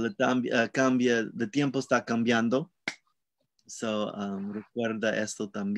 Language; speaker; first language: Spanish; non-native, learner; English